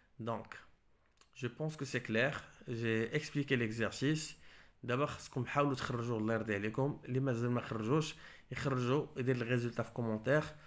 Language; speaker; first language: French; non-native, local second language; Arabic